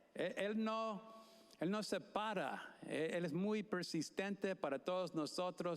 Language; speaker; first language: Spanish; non-native, fluent; English